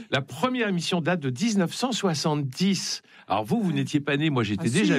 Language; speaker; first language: French; native; French